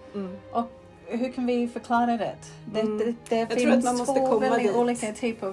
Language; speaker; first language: Swedish; non-native, fluent; English